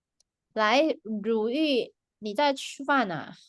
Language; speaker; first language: Chinese; non-native, fluent; Indonesian